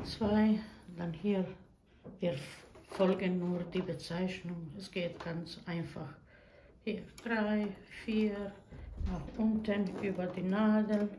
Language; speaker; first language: German; non-native, fluent; Croatian